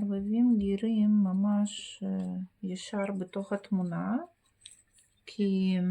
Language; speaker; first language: Hebrew; non-native, fluent; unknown